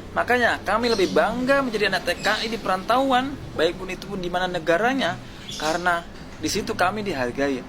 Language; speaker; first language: Indonesian; native; Indonesian